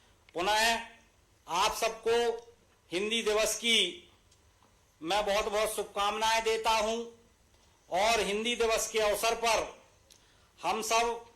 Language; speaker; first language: Hindi; native; Hindi